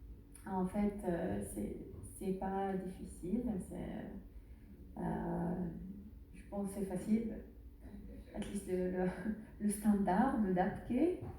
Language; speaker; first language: French; non-native, learner; Arabic